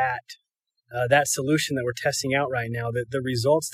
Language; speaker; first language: English; native; English